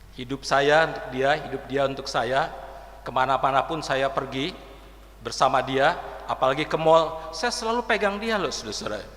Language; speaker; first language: Indonesian; native; Indonesian